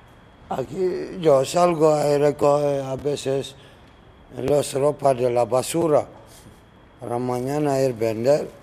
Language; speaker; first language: Spanish; non-native, learner; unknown